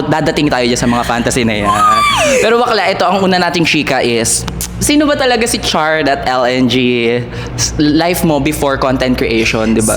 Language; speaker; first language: Filipino; native; Filipino